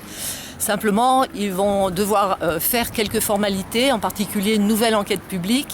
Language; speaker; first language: French; native; French